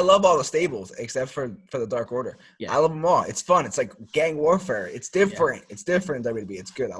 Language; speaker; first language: English; native; English